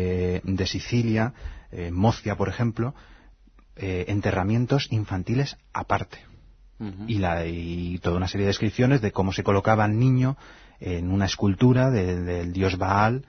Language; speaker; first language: Spanish; native; Spanish